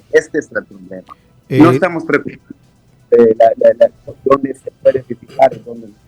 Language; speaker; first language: Spanish; non-native, fluent; Hebrew